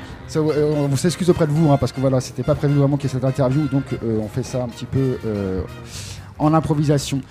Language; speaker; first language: French; native; French